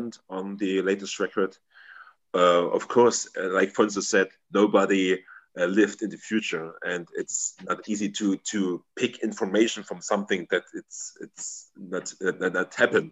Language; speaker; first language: English; non-native, fluent; German